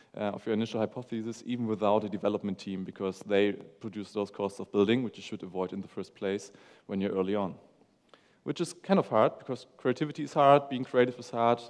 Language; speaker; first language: English; non-native, fluent; German